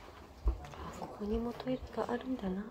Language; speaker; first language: Japanese; non-native, learner; Hiligaynon